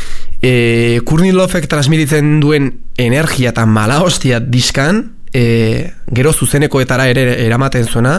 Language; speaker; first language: Basque; native; Basque